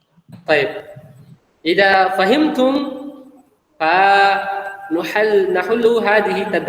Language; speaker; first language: Arabic; non-native, fluent; Indonesian